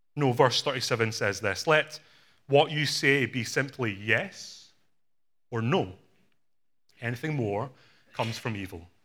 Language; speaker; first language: English; native; English